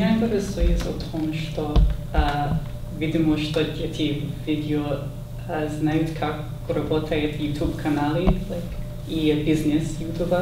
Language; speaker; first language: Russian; non-native, learner; English